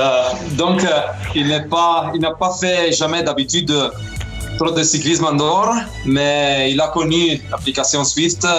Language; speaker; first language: French; non-native, fluent; Italian